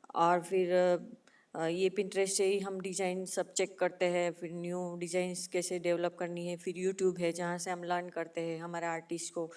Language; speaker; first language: Hindi; non-native, local second language; Gujarati